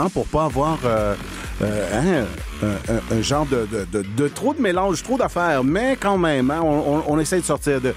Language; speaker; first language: French; non-native, fluent; Spanish